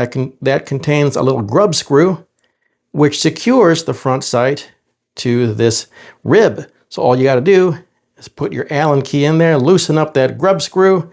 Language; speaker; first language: English; native; English